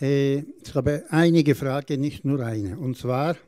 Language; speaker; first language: German; non-native, fluent; Italian